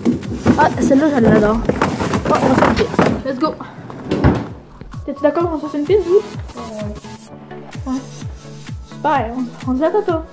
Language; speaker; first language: French; native; French